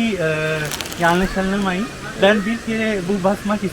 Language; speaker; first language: Turkish; non-native, learner; Urdu